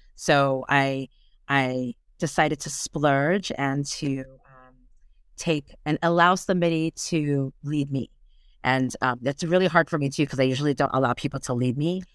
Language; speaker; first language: English; native; English